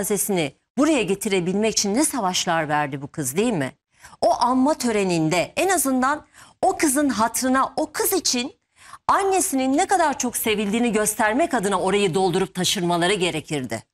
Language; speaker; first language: Turkish; native; Turkish